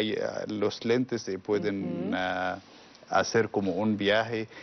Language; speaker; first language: Spanish; non-native, learner; Arabic